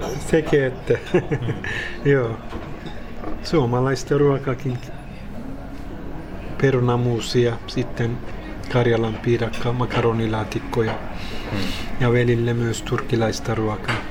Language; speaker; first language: Finnish; non-native, fluent; Turkish